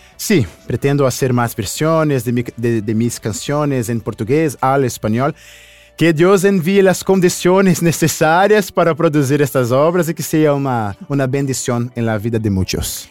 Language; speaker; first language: Spanish; non-native, learner; Portuguese